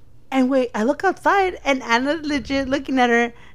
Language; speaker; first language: English; early bilingual, other home language; Spanish